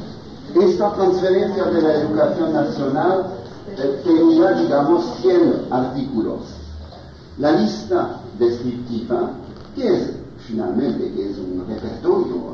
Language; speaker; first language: Spanish; non-native, fluent; French